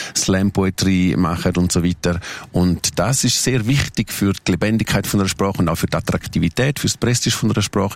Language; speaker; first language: German; non-native, local second language; Romansh